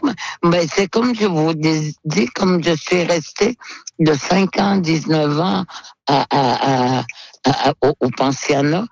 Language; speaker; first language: French; non-native, local second language; Innu-aimun